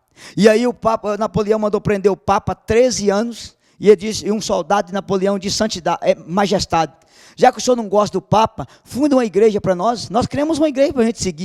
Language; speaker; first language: Portuguese; native; Portuguese